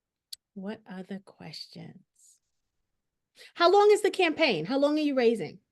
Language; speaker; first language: English; native; English